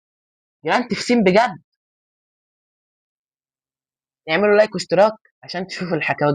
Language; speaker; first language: Arabic; native; Arabic